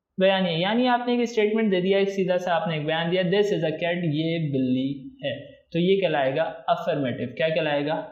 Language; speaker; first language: Urdu; native; Urdu